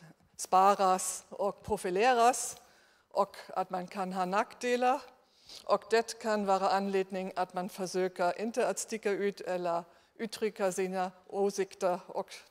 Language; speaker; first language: Swedish; non-native, fluent; German